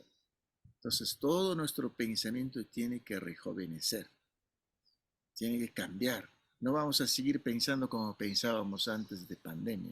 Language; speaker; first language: Spanish; non-native, fluent; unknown